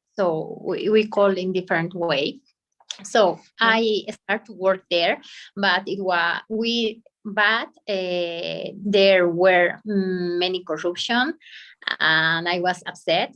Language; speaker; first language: English; non-native, learner; Spanish